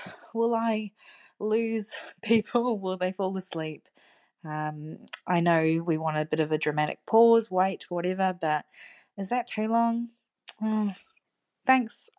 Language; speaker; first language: English; native; English